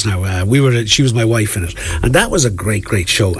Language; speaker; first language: English; native; English